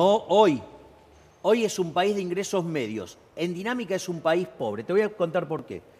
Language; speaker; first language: Spanish; native; Spanish